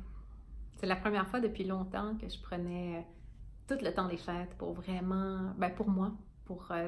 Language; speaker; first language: French; native; French